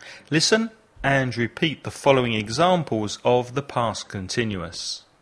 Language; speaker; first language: English; native; English